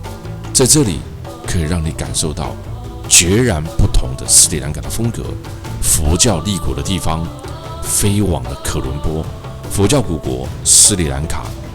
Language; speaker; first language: Chinese; native; Chinese